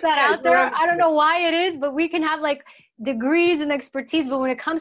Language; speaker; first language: English; early bilingual, other home language; Greek